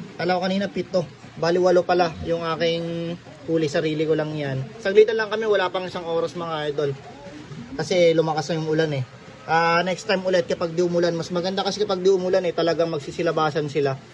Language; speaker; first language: Filipino; non-native, local second language; Iloko